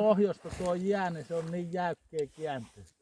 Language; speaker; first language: Finnish; native; Finnish